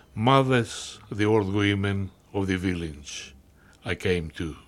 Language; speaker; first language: English; non-native, fluent; Greek